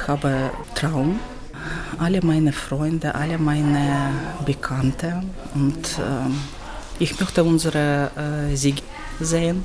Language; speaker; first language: German; non-native, learner; Ukrainian